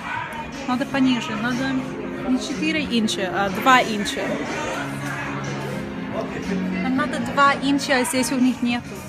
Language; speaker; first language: Russian; early bilingual, heritage; Russian